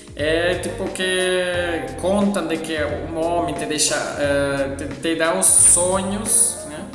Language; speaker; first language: Portuguese; non-native, fluent; German